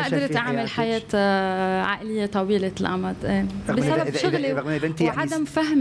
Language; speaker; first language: Arabic; native; Arabic